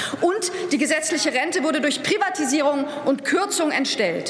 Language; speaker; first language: German; early bilingual, other home language; Turkish